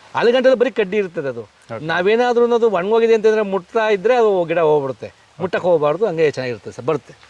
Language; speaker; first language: Kannada; native; Kannada